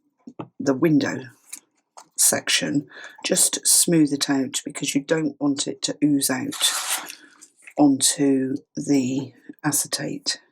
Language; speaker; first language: English; native; English